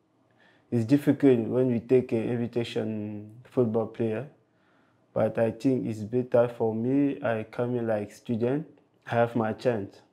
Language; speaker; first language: English; non-native, local second language; French